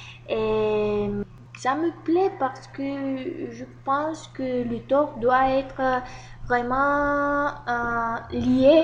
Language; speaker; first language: French; non-native, learner; Bulgarian